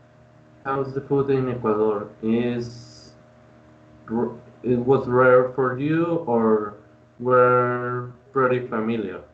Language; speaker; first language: English; non-native, learner; Spanish